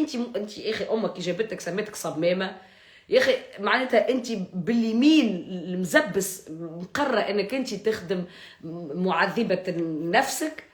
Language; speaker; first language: Arabic; native; Arabic